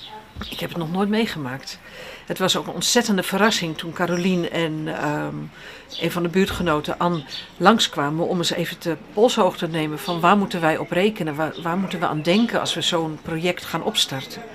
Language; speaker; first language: Dutch; native; Dutch